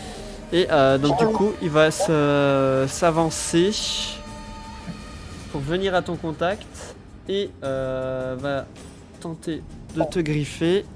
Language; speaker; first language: French; native; French